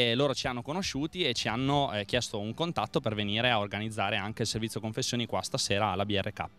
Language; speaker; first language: Italian; non-native, fluent; Portuguese